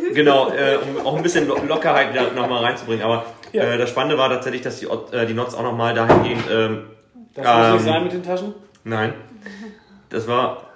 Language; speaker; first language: German; native; German